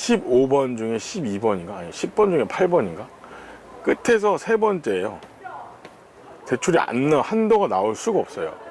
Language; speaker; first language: Korean; native; Korean